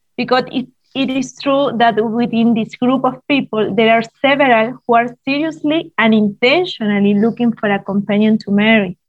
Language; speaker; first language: English; non-native, fluent; Spanish